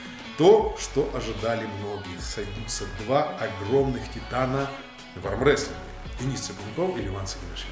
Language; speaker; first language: Russian; native; Russian